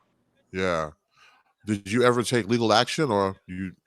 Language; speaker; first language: English; native; English